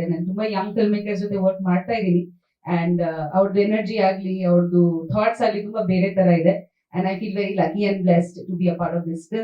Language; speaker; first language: Kannada; non-native, fluent; Bangla